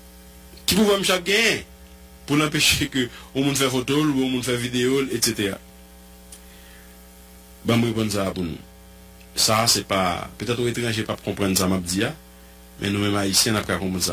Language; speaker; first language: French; non-native, local second language; Haitian Creole